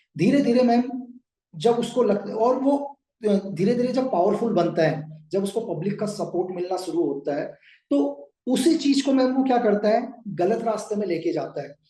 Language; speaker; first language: Hindi; native; Hindi